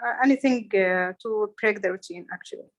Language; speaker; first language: English; non-native, learner; Arabic